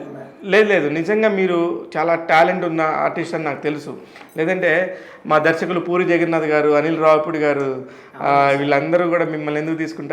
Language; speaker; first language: Telugu; native; Telugu